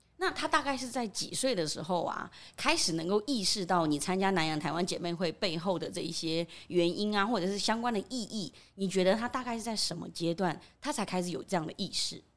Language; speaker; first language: Chinese; early bilingual, other home language; Burmese